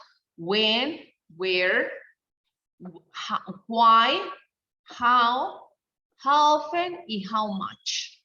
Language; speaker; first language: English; non-native, learner; Spanish